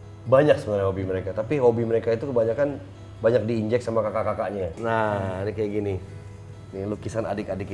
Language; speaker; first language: Indonesian; native; Indonesian